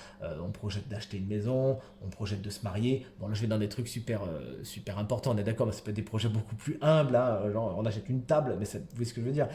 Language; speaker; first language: French; native; French